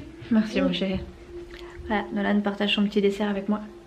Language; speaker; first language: French; native; French